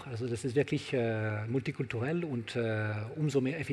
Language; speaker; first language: German; non-native, learner; French